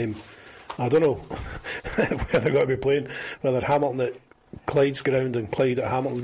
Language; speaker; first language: English; native; English